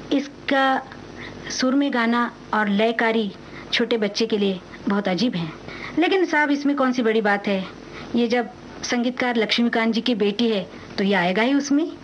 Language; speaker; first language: Hindi; non-native, local second language; Marathi